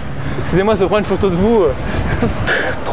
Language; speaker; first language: French; native; French